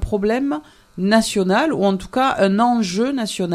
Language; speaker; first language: French; native; French